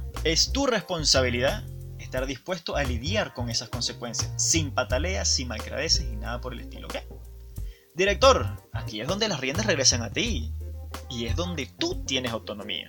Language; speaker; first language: Spanish; native; Spanish